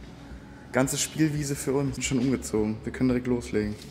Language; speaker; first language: German; native; German